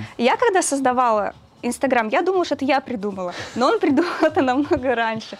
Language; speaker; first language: Russian; early bilingual, other home language; Azerbaijani